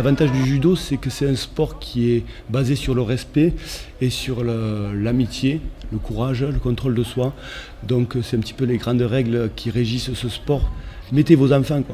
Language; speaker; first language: French; native; French